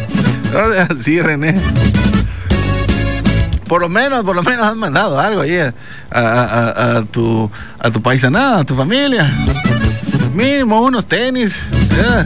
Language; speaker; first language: Spanish; native; Spanish